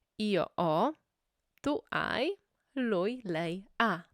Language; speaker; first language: Italian; non-native, fluent; Polish